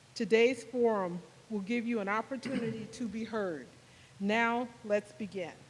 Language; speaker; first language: English; native; English